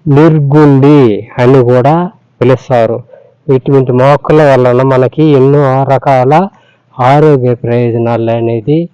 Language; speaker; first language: Telugu; non-native, local second language; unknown